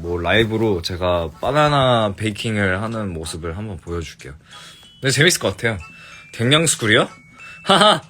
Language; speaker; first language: Korean; early bilingual, heritage; English